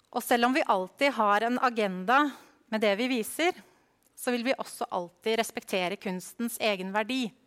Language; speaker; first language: Norwegian; native; Norwegian